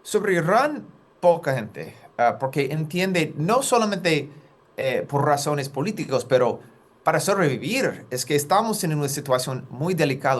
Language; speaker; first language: Spanish; non-native, fluent; English